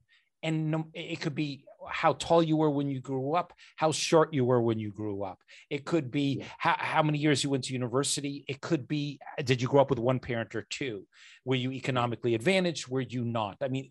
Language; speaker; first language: English; native; English